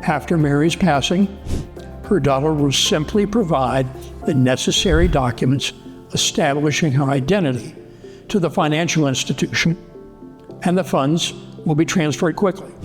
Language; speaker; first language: English; native; English